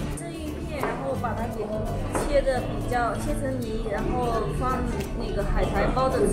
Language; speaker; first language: Chinese; native; Chinese